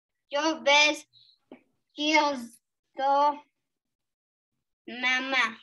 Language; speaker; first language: French; non-native, learner; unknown